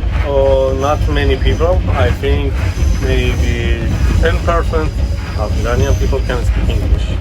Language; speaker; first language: English; non-native, learner; Persian